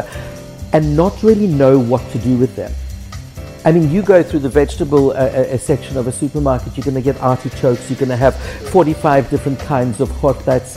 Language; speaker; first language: English; native; English